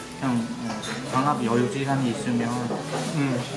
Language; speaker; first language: Korean; non-native, learner; Vietnamese